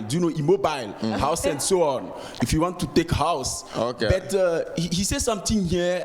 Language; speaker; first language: English; non-native, learner; French